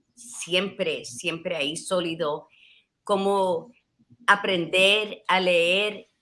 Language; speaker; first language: Spanish; early bilingual, heritage; Spanish